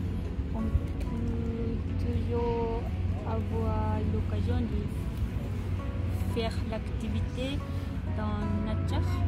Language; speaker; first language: French; non-native, learner; Japanese